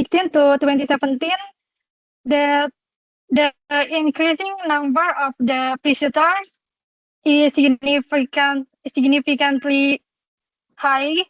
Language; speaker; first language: English; non-native, local second language; Indonesian